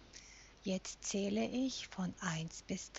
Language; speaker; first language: German; non-native, fluent; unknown